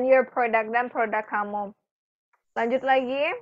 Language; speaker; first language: Indonesian; native; Indonesian